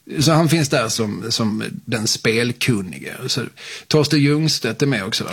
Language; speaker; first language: Swedish; native; Swedish